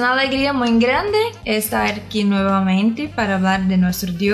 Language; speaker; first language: Spanish; non-native, learner; Portuguese